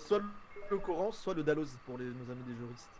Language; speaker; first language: French; native; French